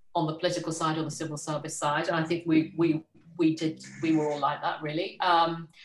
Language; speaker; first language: English; native; English